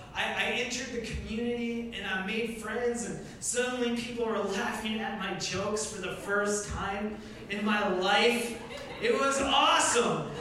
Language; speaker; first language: English; native; English